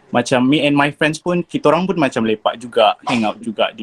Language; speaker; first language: Malay; native; Malay